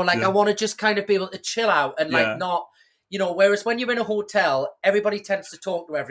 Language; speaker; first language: English; native; English